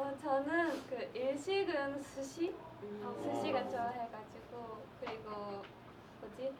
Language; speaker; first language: Korean; non-native, learner; Japanese